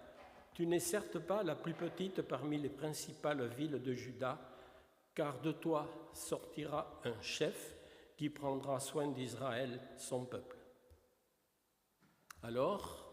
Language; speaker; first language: French; native; French